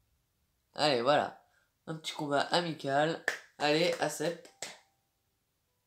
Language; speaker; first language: French; native; French